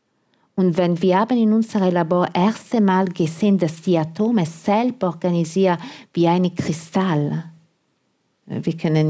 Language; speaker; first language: German; non-native, fluent; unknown